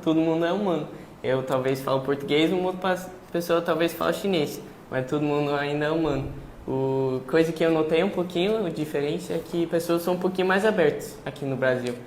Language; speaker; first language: Portuguese; early bilingual, heritage; English